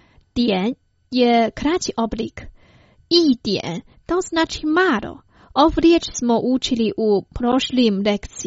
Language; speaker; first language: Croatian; non-native, fluent; Chinese